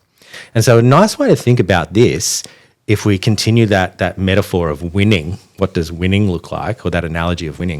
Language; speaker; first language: English; native; English